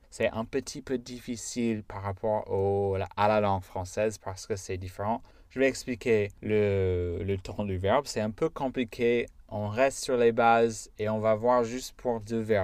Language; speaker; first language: French; non-native, fluent; English